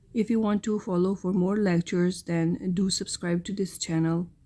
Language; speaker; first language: English; non-native, local second language; Urdu